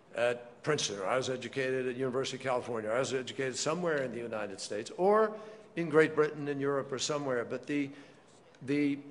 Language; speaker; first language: English; native; English